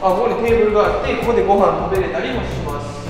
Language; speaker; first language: Japanese; native; Japanese